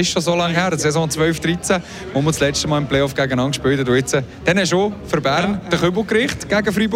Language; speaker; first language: German; native; German